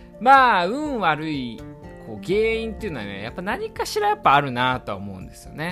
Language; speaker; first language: Japanese; native; Japanese